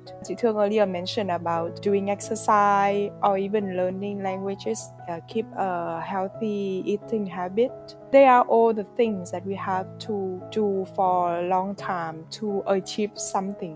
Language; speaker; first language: English; non-native, fluent; Vietnamese